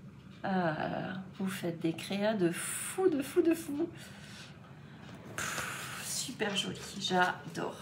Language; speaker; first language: French; native; French